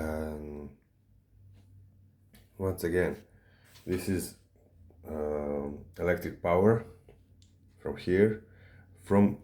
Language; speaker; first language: English; non-native, learner; Serbian